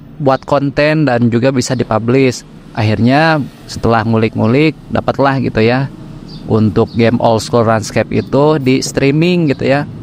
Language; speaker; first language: Indonesian; native; Indonesian